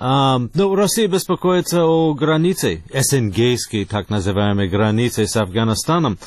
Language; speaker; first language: Russian; non-native, fluent; English